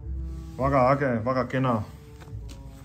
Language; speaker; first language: Estonian; non-native, learner; Spanish